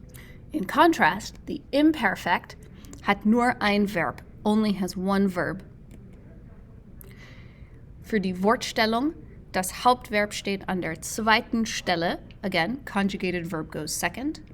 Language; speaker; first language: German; non-native, fluent; English